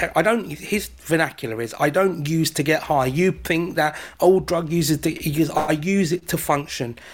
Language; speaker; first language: English; native; English